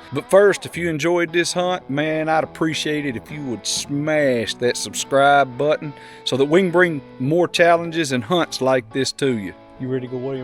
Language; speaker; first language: English; native; English